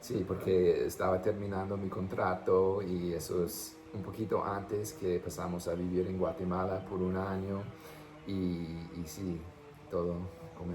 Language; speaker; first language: Spanish; non-native, fluent; English